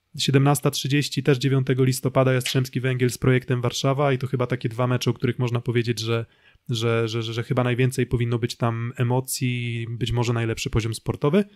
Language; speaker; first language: Polish; native; Polish